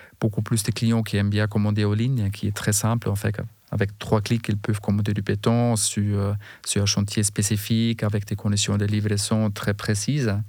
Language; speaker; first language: French; non-native, fluent; German